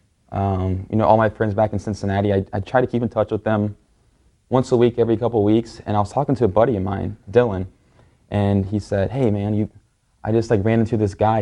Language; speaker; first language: English; native; English